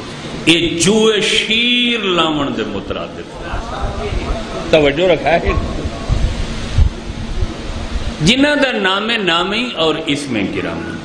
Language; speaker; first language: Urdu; non-native, local second language; Punjabi